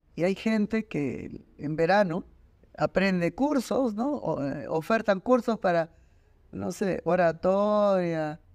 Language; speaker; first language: Spanish; native; Spanish